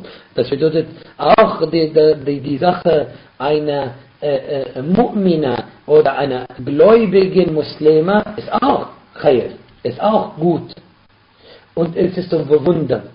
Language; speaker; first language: German; non-native, fluent; Arabic